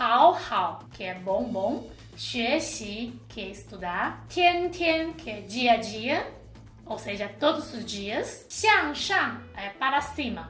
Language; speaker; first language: Portuguese; non-native, fluent; Chinese